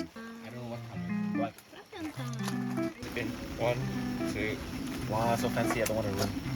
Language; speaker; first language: English; non-native, local second language; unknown